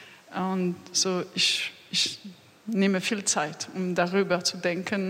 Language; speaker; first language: German; non-native, fluent; French